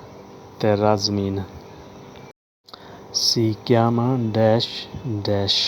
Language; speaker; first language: Italian; non-native, learner; Urdu